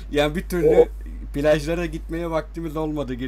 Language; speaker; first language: Turkish; native; Turkish